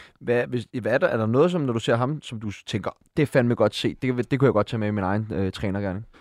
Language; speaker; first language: Danish; native; Danish